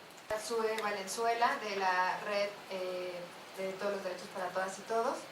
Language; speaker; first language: Spanish; native; Spanish